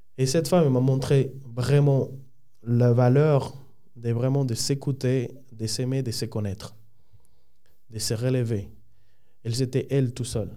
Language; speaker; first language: French; non-native, fluent; Spanish